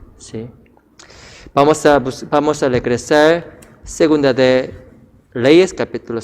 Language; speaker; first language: Spanish; non-native, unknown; Korean